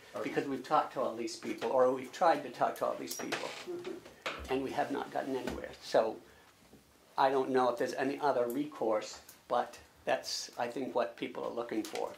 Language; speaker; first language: English; native; English